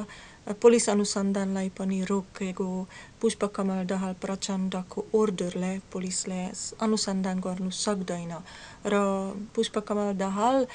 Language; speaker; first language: Nepali; non-native, learner; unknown